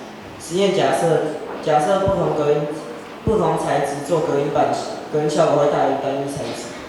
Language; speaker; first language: Chinese; native; Chinese